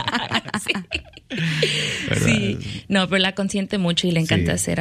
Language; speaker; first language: Spanish; early bilingual, other home language; English